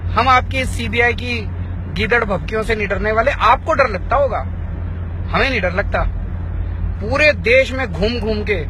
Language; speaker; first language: Hindi; native; Hindi